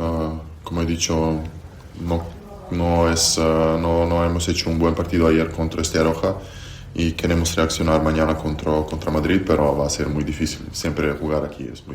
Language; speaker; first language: Spanish; non-native, fluent; Serbian